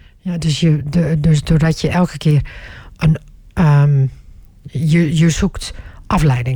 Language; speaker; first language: Dutch; early bilingual, other home language; Turkish